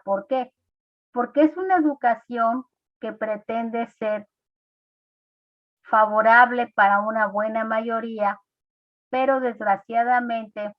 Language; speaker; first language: Spanish; native; Spanish